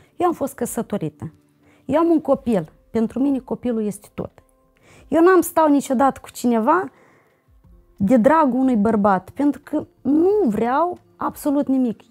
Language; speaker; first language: Romanian; native; Romanian